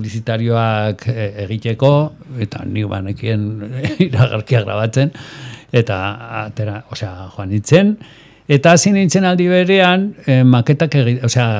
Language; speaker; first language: Basque; non-native, local second language; Spanish